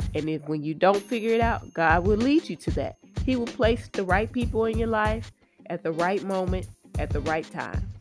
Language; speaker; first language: English; native; English